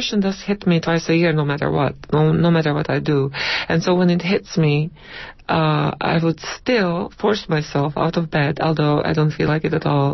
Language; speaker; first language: English; non-native, fluent; Latvian